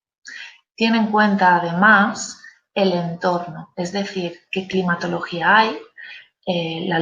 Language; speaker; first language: Spanish; native; Spanish